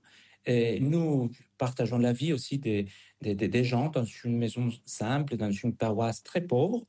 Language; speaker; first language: French; non-native, fluent; Spanish